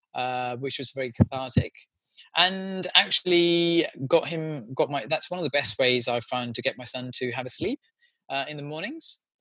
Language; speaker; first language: English; non-native, local second language; Sinhala